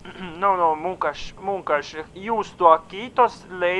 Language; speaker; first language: Finnish; non-native, learner; Serbian